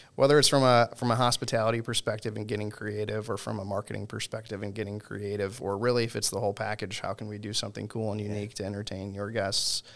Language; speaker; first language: English; native; English